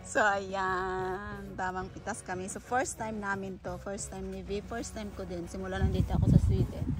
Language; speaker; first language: Filipino; native; Filipino